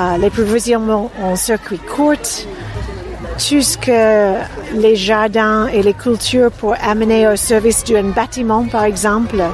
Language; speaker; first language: French; non-native, fluent; English